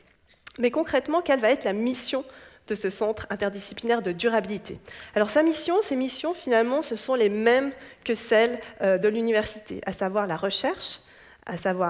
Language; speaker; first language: French; native; French